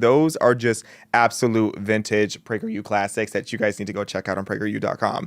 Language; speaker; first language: English; native; English